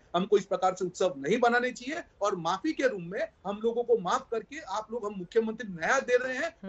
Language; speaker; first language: Hindi; non-native, local second language; Gujarati